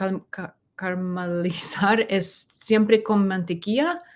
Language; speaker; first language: Spanish; non-native, learner; English